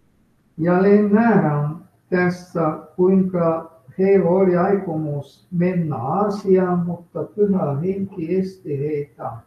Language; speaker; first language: Finnish; non-native, fluent; Russian